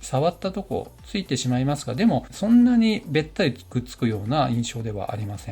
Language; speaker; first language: Japanese; native; Japanese